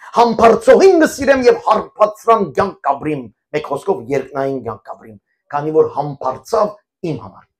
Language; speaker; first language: Armenian; early bilingual, heritage; Armenian